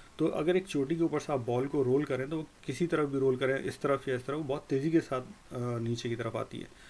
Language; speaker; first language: Urdu; native; Urdu